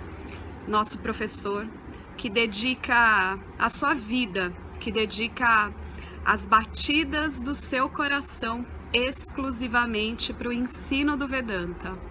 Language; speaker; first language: Portuguese; native; Portuguese